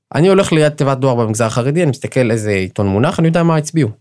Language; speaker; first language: Hebrew; native; Hebrew